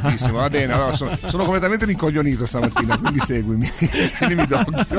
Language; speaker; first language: Italian; native; Italian